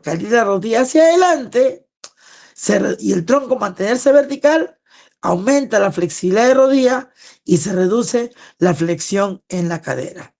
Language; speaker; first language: Spanish; native; Spanish